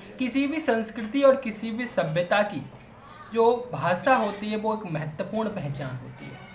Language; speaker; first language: Hindi; native; Hindi